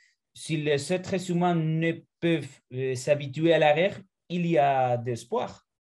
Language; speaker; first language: French; non-native, fluent; Spanish